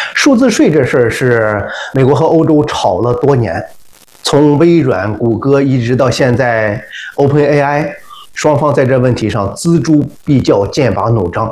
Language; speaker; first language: Chinese; native; Chinese